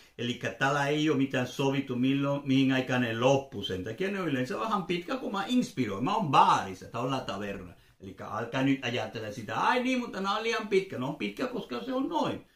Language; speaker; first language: Finnish; non-native, fluent; Spanish